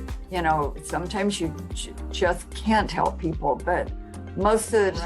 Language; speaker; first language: English; native; English